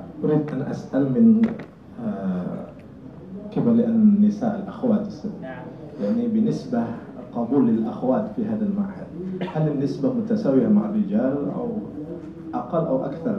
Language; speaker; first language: Arabic; non-native, fluent; Indonesian